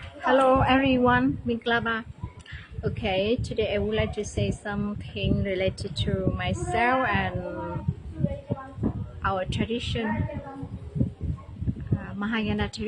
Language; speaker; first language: English; non-native, learner; Vietnamese